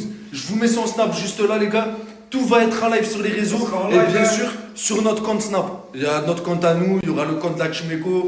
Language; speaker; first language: French; native; French